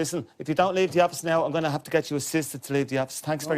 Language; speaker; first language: English; native; English